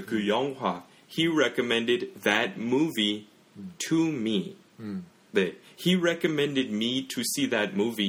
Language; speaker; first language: English; native; English